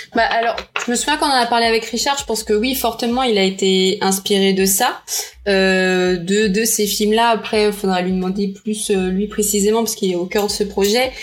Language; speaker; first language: French; early bilingual, other home language; Portuguese